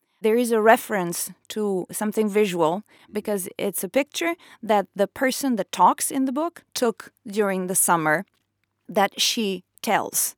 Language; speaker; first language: English; non-native, fluent; Italian